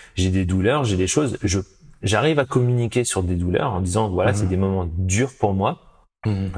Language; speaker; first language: French; native; French